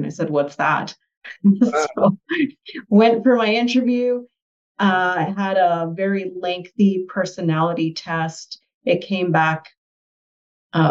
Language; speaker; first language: English; native; English